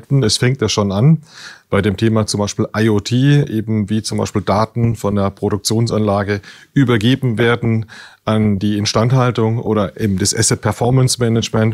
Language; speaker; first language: German; native; German